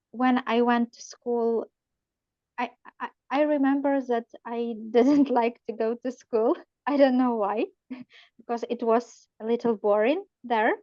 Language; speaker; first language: English; non-native, learner; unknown